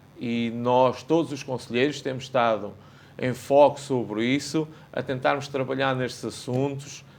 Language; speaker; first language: Portuguese; native; Portuguese